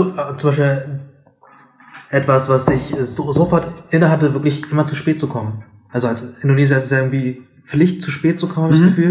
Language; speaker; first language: German; native; German